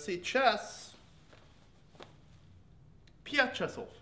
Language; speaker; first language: Russian; non-native, learner; English